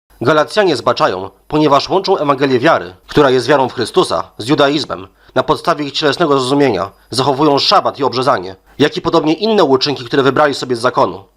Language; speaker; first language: Polish; native; Polish